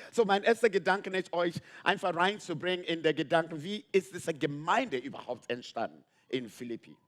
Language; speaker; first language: German; non-native, fluent; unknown